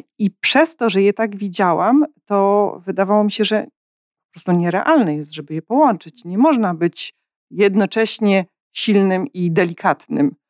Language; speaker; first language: Polish; native; Polish